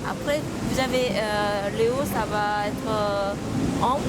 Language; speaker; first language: French; non-native, learner; Korean